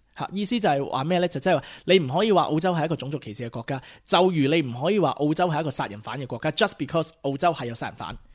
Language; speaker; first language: Cantonese; early bilingual, heritage; Cantonese